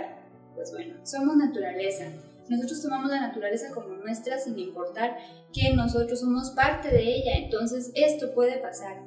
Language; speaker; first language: Spanish; native; Spanish